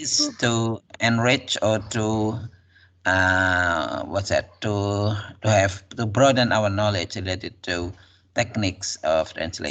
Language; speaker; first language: English; non-native, fluent; Indonesian